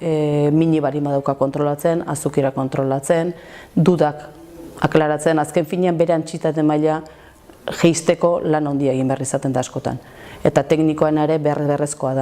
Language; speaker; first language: Basque; native; Basque